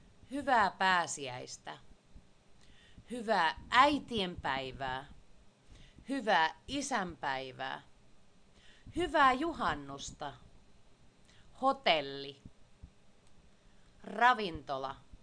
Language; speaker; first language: Finnish; native; Finnish